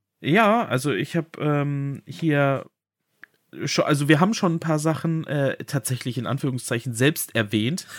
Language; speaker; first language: German; native; German